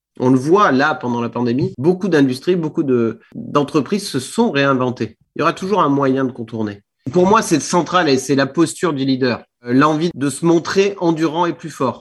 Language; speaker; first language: French; native; French